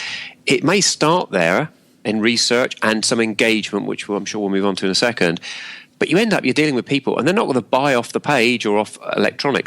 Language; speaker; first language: English; native; English